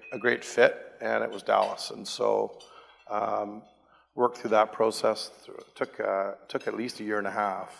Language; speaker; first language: English; native; English